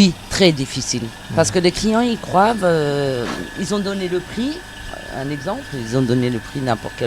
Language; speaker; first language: French; native; French